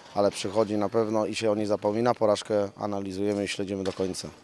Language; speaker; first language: Polish; native; Polish